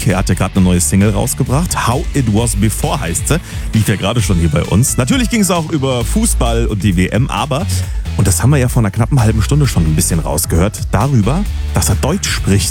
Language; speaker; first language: German; native; German